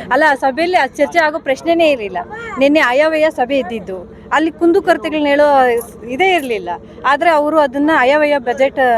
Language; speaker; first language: Kannada; native; Kannada